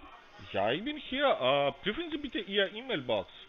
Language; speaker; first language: German; non-native, fluent; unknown